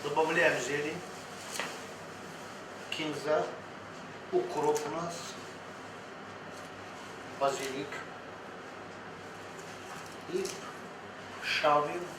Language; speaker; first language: Russian; non-native, fluent; Tajik